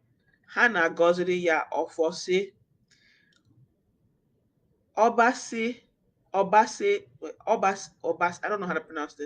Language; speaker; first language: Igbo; non-native, learner; English